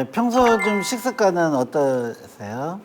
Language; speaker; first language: Korean; native; Korean